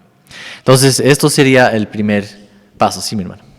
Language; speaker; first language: Spanish; non-native, fluent; English